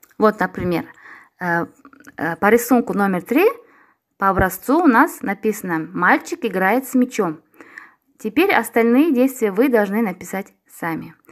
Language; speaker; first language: Russian; non-native, local second language; Kazakh